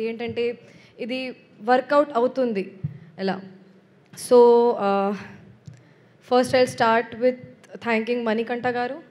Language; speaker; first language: Telugu; non-native, learner; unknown